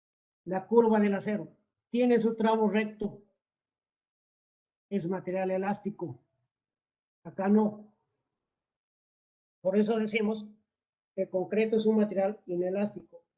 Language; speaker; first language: Spanish; native; Spanish